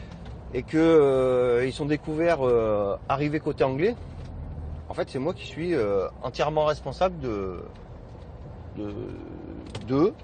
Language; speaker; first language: French; native; French